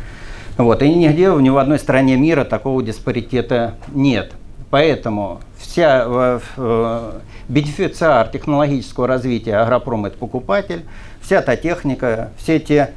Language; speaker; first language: Russian; native; Russian